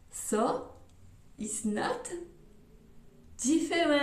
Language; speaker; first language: English; non-native, learner; French